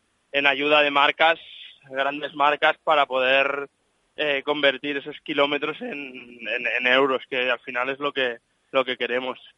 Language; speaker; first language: Spanish; native; Spanish